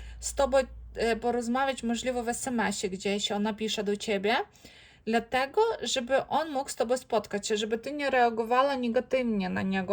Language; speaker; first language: Polish; non-native, fluent; Ukrainian